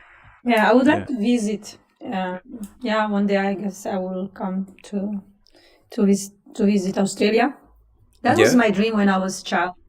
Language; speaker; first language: English; non-native, fluent; Italian